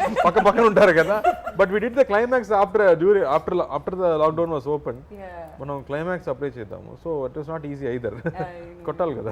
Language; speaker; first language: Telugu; non-native, fluent; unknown